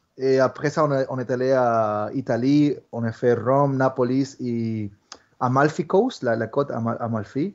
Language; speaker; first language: French; early bilingual, other home language; Spanish